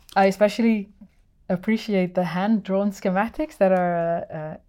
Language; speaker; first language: English; non-native, fluent; Dutch